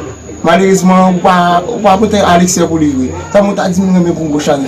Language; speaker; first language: French; non-native, learner; Haitian Creole